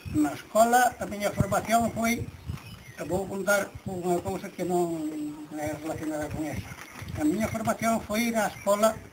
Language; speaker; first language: Galician; native; Galician